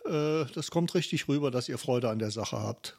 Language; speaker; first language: German; native; German